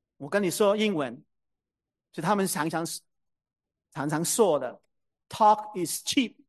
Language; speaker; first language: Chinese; non-native, local second language; Cantonese